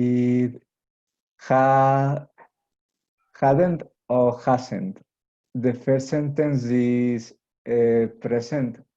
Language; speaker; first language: English; non-native, learner; Spanish